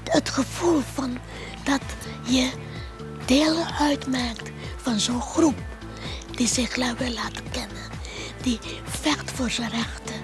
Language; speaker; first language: Dutch; non-native, local second language; Papiamento